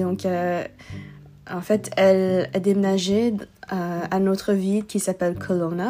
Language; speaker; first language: French; non-native, learner; English